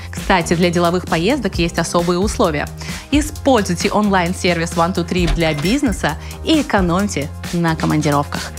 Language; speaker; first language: Russian; native; Russian